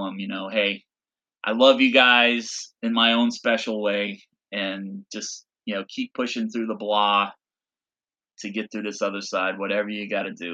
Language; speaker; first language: English; native; English